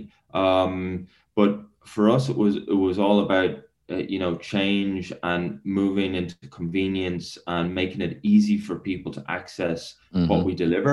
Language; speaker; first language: English; native; English